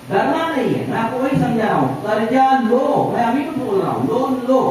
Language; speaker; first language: Hindi; non-native, local second language; Marathi